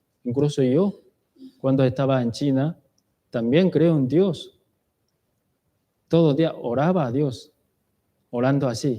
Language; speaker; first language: Spanish; non-native, learner; Chinese